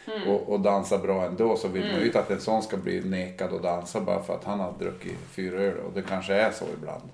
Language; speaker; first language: Swedish; native; Swedish